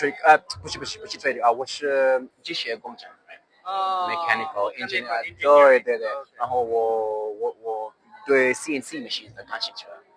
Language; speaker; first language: Chinese; non-native, learner; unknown